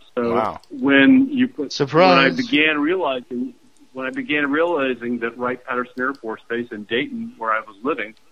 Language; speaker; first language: English; native; English